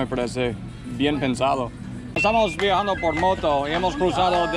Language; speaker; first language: Spanish; non-native, learner; English